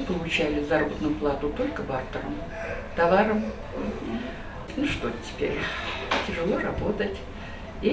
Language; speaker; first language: Russian; native; Russian